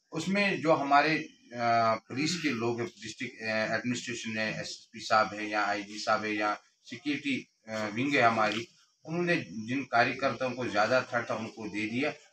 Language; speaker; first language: Hindi; non-native, local second language; Kashmiri